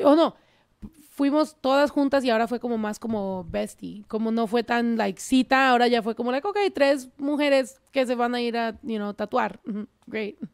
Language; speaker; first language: Spanish; early bilingual, heritage; Spanish